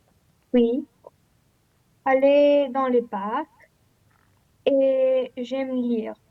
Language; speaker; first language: French; non-native, learner; Romanian